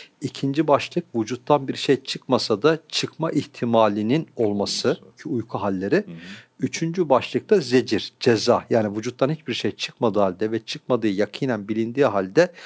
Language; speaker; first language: Turkish; native; Turkish